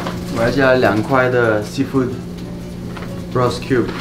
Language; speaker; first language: Chinese; non-native, fluent; French